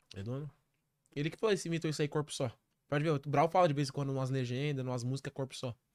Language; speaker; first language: Portuguese; native; Portuguese